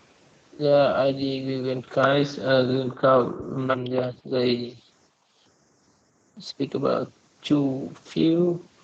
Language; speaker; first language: English; non-native, learner; Vietnamese